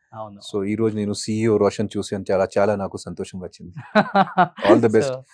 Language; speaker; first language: Telugu; non-native, fluent; Hindi